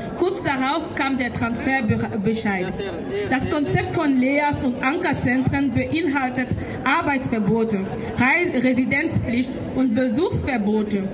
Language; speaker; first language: German; non-native, learner; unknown